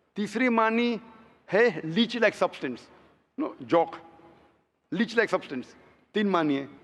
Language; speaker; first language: Hindi; non-native, local second language; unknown